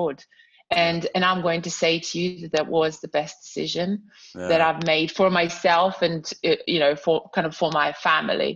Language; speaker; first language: English; non-native, fluent; Croatian